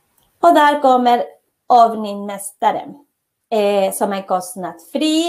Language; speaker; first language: Swedish; non-native, fluent; Spanish